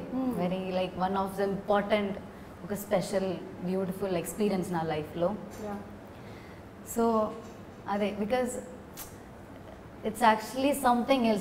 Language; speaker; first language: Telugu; non-native, learner; Malayalam